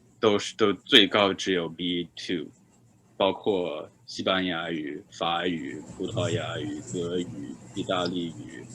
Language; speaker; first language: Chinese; native; Chinese